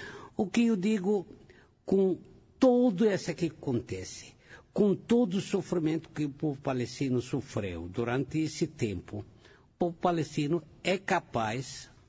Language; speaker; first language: Portuguese; non-native, fluent; Arabic